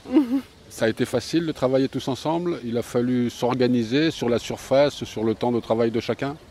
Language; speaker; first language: French; native; French